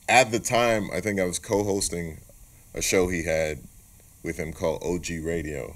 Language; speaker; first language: English; native; English